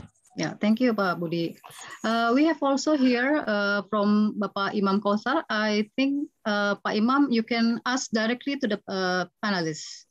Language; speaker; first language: English; non-native, fluent; Indonesian